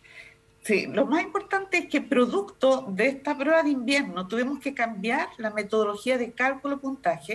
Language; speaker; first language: Spanish; native; Spanish